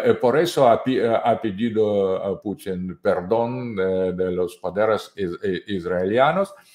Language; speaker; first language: Spanish; non-native, learner; Russian